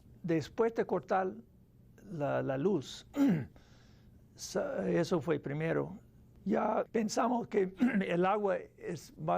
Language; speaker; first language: Spanish; non-native, fluent; English